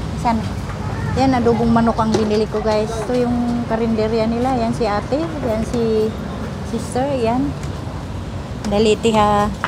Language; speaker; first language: Filipino; non-native, local second language; Cebuano